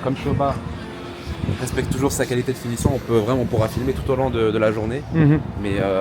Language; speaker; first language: French; native; French